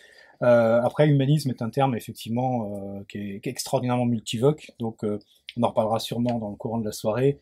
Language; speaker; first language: French; native; French